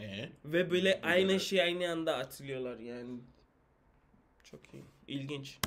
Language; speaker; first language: Turkish; non-native, fluent; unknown